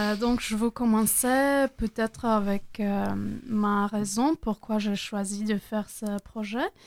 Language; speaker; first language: French; non-native, learner; Croatian